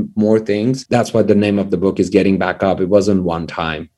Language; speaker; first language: English; non-native, fluent; Persian